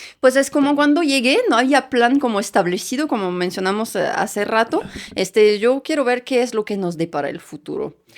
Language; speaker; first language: Spanish; non-native, fluent; French